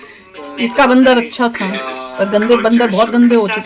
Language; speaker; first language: Hindi; native; Hindi